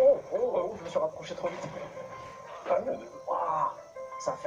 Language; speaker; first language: French; native; French